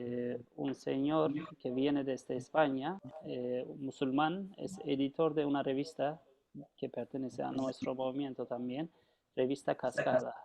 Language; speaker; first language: Spanish; non-native, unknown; Turkish